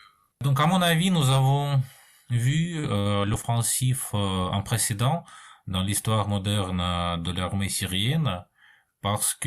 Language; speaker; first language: French; non-native, fluent; Russian